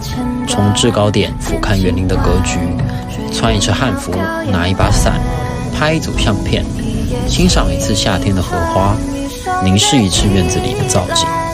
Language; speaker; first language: Chinese; native; Chinese